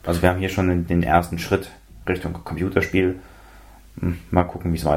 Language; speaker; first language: German; native; German